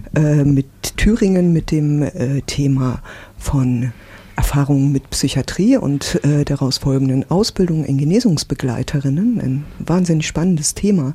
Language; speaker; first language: German; native; German